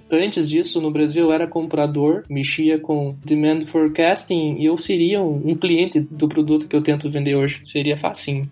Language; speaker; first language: Portuguese; native; Portuguese